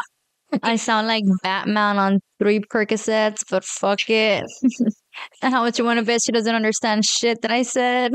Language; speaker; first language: English; early bilingual, other home language; Spanish